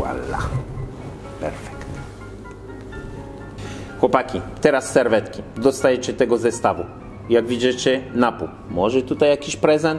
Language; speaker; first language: Polish; non-native, learner; French